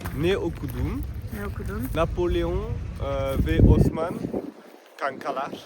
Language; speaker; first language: Turkish; non-native, learner; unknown